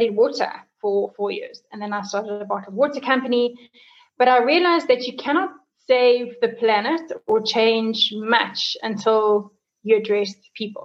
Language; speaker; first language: English; native; English